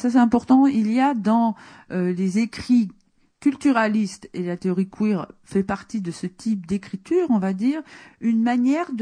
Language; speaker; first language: French; native; French